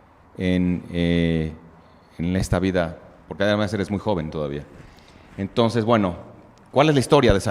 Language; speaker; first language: Spanish; native; Spanish